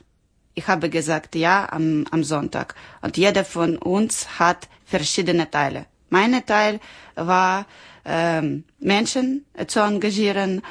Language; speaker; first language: German; non-native, learner; Ukrainian